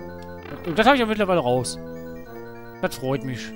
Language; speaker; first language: German; native; German